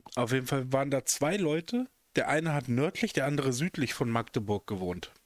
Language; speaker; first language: German; native; German